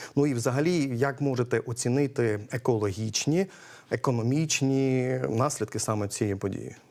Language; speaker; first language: Ukrainian; native; Ukrainian